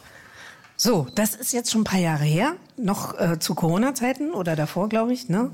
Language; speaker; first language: German; native; German